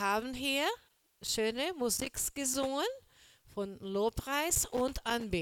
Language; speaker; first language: German; non-native, learner; Portuguese